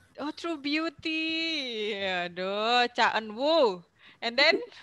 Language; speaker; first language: English; non-native, fluent; Indonesian